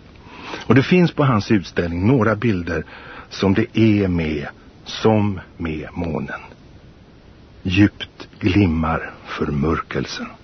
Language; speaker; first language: Swedish; native; Swedish